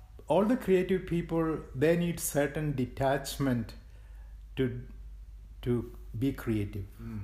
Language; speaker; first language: English; non-native, local second language; Malayalam